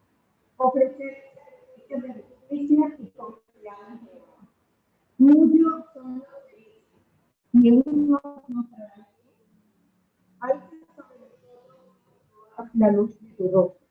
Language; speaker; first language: Spanish; native; Spanish